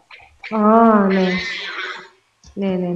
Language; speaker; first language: Korean; non-native, learner; Indonesian